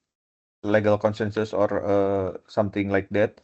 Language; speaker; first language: English; non-native, fluent; Indonesian